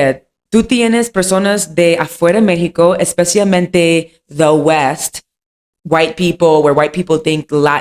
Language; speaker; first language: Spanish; non-native, learner; English